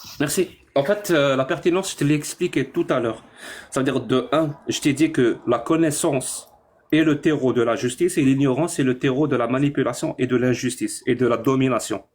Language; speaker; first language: French; non-native, local second language; Arabic